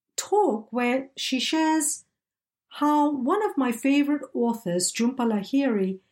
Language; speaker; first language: English; native; English